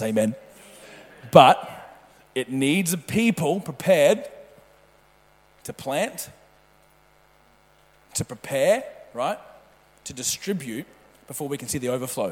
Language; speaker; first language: English; native; English